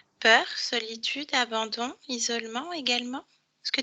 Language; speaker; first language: French; native; French